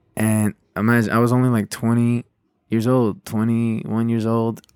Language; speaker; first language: English; native; English